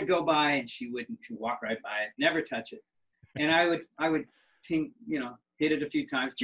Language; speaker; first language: English; native; English